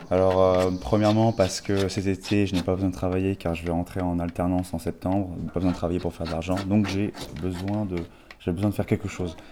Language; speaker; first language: French; native; French